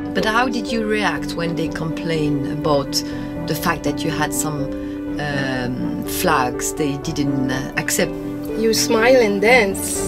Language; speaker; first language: English; non-native, fluent; Arabic